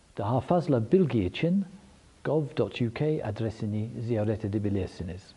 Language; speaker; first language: Turkish; non-native, fluent; English